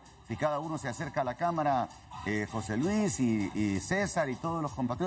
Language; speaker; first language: Spanish; native; Spanish